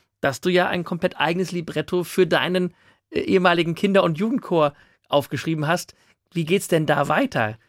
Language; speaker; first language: German; native; German